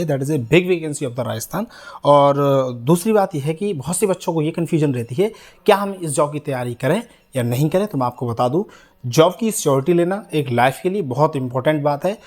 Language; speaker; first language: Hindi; native; Hindi